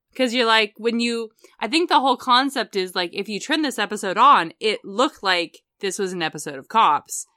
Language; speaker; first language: English; native; English